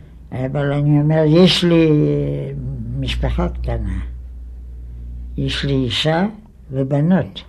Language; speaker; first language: Hebrew; non-native, fluent; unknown